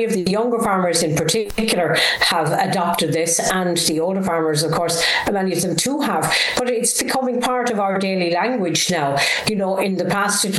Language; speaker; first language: English; native; English